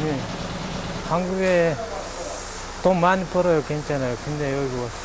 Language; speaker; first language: Korean; non-native, learner; Kyrgyz